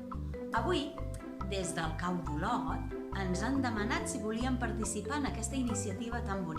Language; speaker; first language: Catalan; native; Catalan